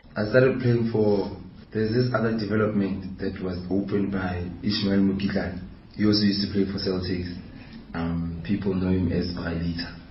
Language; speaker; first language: English; non-native, local second language; Southern Sotho